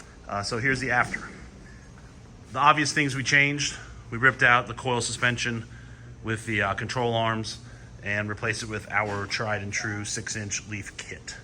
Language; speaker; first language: English; native; English